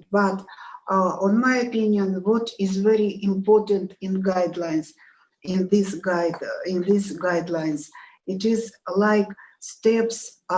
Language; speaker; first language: English; non-native, learner; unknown